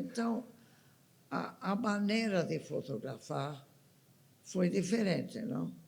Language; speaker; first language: Portuguese; non-native, fluent; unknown